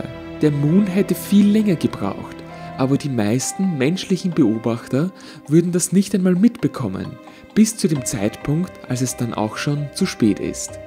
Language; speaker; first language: German; native; German